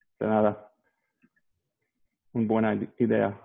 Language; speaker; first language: Spanish; non-native, learner; English